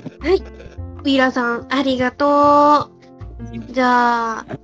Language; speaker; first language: Japanese; non-native, learner; Malay